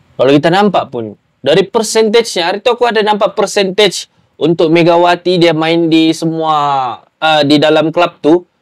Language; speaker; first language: Malay; native; Malay